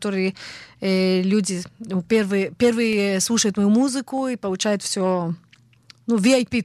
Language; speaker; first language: Russian; early bilingual, heritage; Hebrew